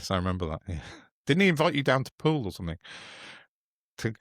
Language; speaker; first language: English; native; English